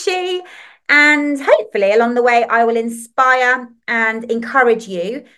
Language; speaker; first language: English; native; English